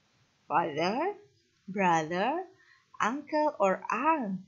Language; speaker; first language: English; non-native, fluent; Indonesian